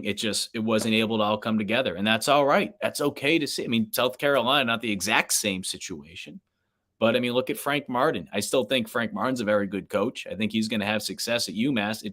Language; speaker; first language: English; native; English